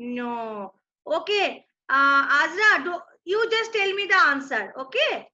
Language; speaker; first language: English; non-native, local second language; Bangla